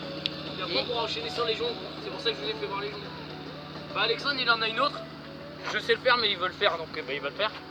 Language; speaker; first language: French; native; French